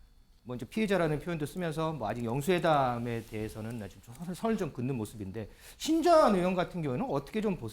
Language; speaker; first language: Korean; native; Korean